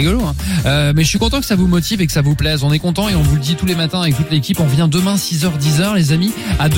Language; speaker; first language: French; native; French